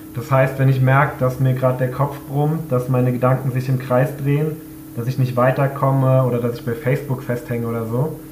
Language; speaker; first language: German; native; German